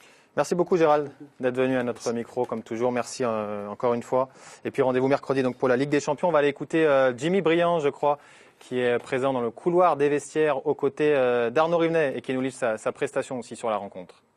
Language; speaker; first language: French; native; French